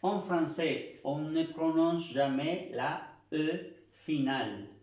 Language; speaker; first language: French; non-native, fluent; Spanish